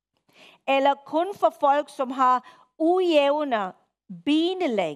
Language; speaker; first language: Danish; non-native, fluent; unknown